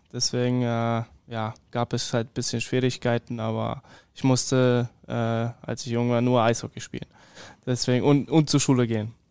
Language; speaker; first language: German; early bilingual, other home language; Polish